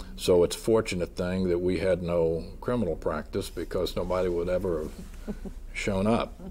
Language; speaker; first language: English; native; English